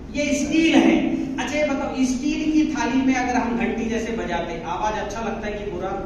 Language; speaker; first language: Hindi; non-native, local second language; Marathi